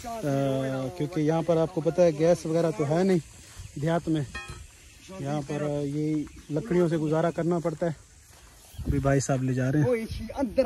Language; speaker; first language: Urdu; non-native, local second language; Saraiki